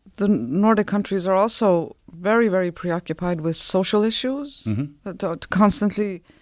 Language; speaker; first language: English; non-native, fluent; Icelandic